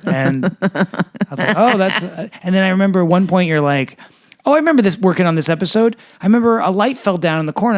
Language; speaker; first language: English; native; English